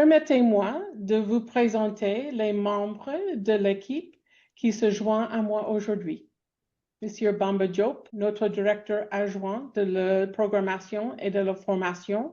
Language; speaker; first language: French; non-native, fluent; English